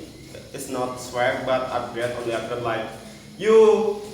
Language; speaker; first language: English; non-native, learner; Indonesian